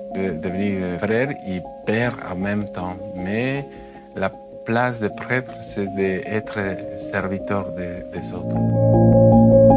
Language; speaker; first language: French; non-native, fluent; Spanish